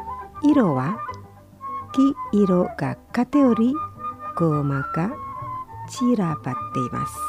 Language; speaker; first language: Japanese; non-native, fluent; Indonesian